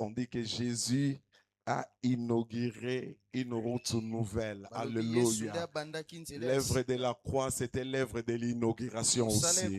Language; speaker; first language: French; non-native, local second language; Lingala